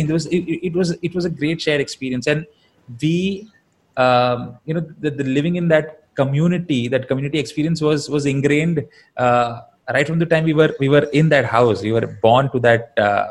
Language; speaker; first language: English; non-native, local second language; Malayalam